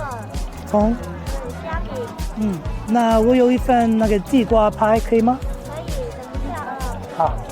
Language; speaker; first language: Chinese; non-native, learner; English